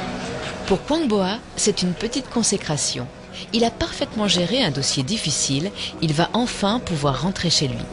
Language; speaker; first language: French; native; French